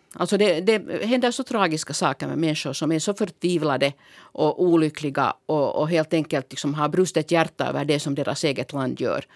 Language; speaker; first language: Swedish; native; Swedish